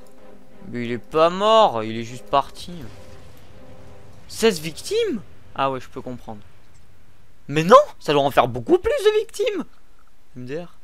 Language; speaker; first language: French; native; French